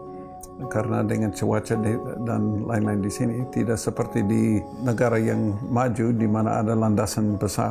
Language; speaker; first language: Indonesian; non-native, fluent; English